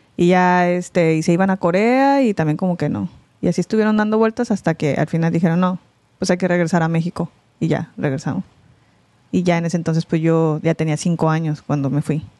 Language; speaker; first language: Spanish; early bilingual, other home language; Korean